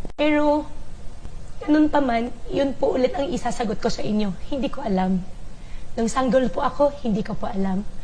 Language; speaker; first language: Filipino; non-native, local second language; Chinese